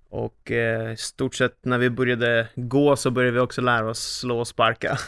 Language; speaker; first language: Swedish; native; Swedish